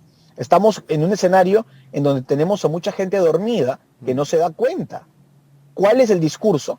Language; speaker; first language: Spanish; native; Spanish